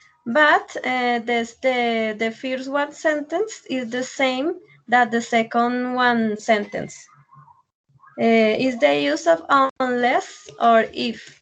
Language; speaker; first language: English; non-native, learner; Spanish